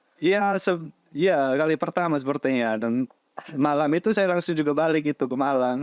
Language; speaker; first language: Indonesian; non-native, fluent; Dutch